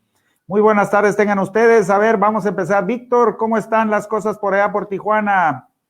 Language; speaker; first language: Spanish; native; Spanish